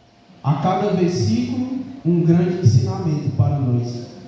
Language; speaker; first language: Portuguese; native; Portuguese